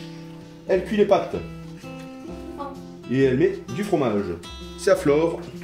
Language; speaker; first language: French; native; French